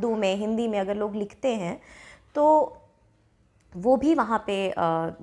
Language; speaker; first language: Hindi; non-native, local second language; Dogri